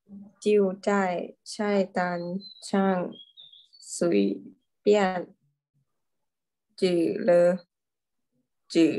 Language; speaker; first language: Chinese; non-native, learner; Thai